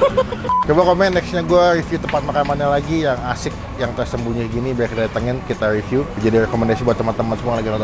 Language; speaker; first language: Indonesian; native; Indonesian